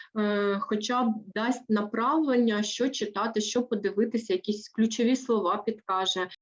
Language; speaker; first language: Ukrainian; native; Ukrainian